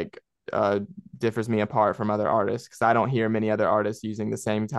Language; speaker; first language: English; native; English